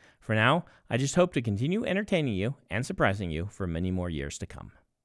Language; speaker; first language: English; native; English